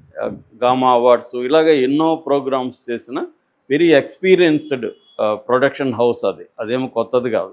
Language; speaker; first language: Telugu; native; Telugu